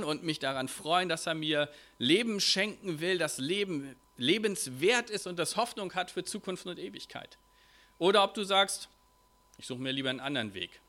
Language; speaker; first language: German; native; German